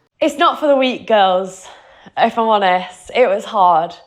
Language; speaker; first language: English; native; English